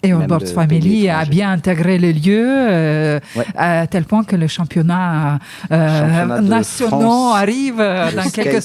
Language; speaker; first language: French; native; French